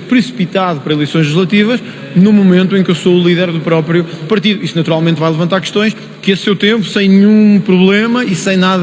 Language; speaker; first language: Portuguese; native; Portuguese